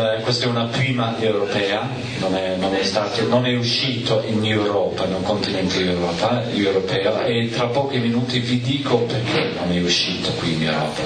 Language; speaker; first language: Italian; native; Italian